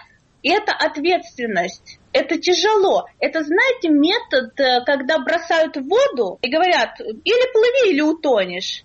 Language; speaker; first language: Russian; native; Russian